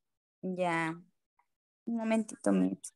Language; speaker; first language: Spanish; native; Spanish